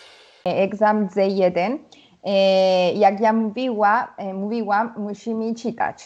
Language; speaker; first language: Polish; non-native, learner; Spanish